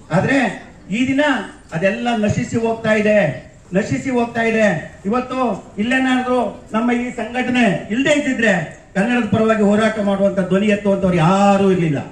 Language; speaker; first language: Kannada; native; Kannada